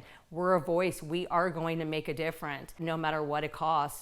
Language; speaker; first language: English; native; English